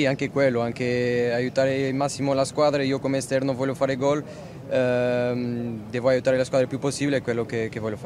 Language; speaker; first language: Italian; non-native, fluent; Portuguese